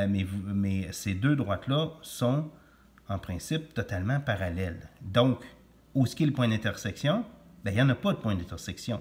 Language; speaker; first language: French; native; French